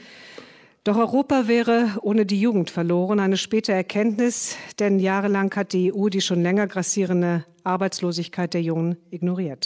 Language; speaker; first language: German; native; German